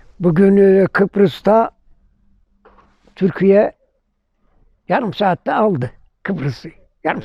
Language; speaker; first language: Turkish; native; Turkish